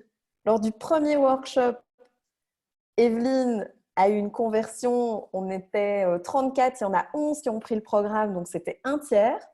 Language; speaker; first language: French; native; French